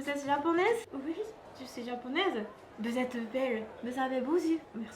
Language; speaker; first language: French; non-native, fluent; Japanese